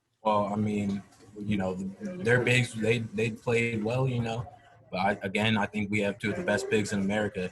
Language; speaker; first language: English; native; English